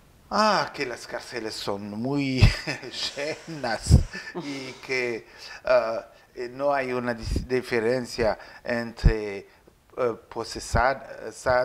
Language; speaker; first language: Spanish; non-native, learner; French